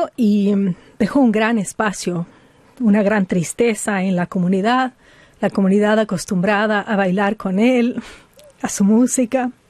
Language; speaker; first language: Spanish; native; Spanish